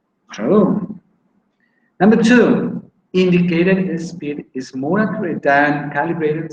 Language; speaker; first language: English; non-native, fluent; Spanish